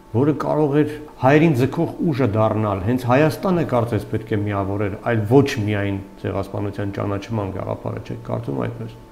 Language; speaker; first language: Armenian; native; Armenian